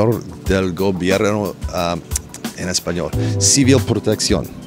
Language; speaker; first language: Spanish; non-native, learner; English